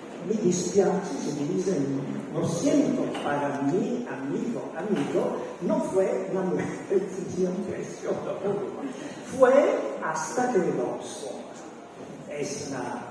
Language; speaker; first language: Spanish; non-native, learner; Italian